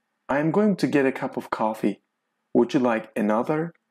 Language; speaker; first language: English; non-native, fluent; Azerbaijani